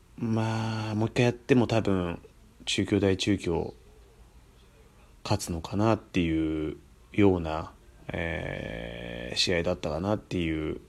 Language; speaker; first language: Japanese; native; Japanese